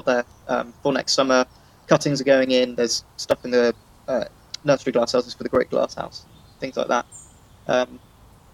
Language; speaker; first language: English; native; English